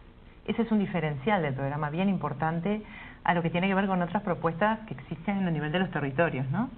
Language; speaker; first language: Spanish; native; Spanish